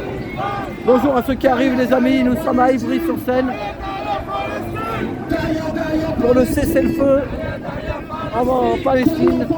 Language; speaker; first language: French; native; French